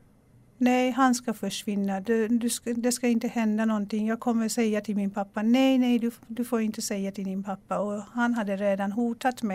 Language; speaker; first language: Swedish; non-native, local second language; Persian